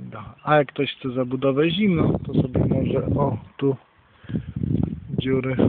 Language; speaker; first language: Polish; native; Polish